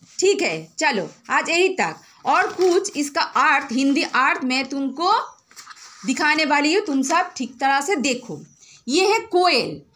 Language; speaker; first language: Hindi; non-native, local second language; Bangla